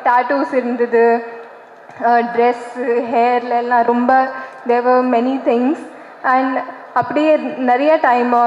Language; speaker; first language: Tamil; non-native, learner; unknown